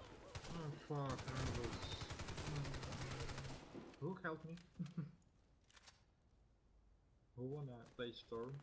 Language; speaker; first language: English; non-native, learner; Russian